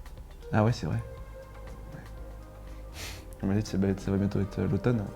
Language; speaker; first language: French; native; French